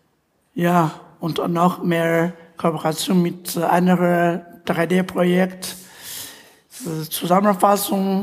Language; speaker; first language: German; non-native, fluent; Chinese